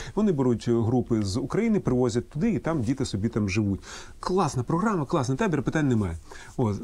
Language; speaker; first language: Ukrainian; non-native, local second language; Russian